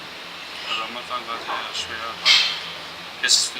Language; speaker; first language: German; non-native, learner; Persian